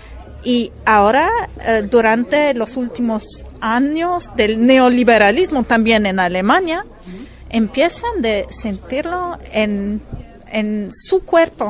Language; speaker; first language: Spanish; non-native, fluent; German